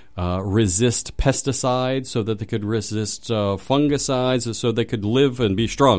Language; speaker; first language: English; native; English